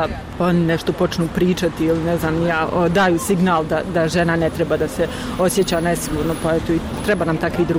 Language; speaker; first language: Croatian; native; Croatian